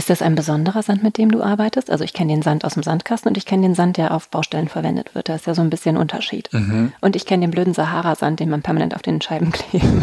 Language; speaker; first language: German; native; German